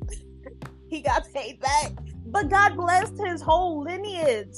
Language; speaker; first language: English; non-native, local second language; Jamaican Creole English